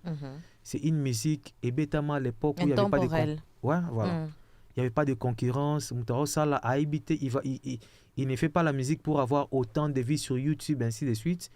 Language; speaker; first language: French; non-native, local second language; Lingala